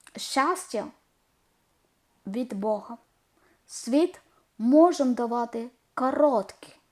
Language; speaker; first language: Ukrainian; non-native, learner; Malayalam